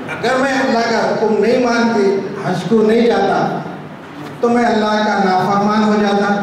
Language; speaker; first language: Urdu; native; Urdu